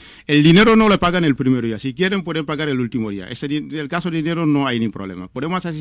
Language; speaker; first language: Spanish; non-native, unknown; Wolof